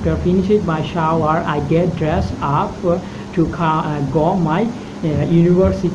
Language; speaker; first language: English; non-native, learner; Bangla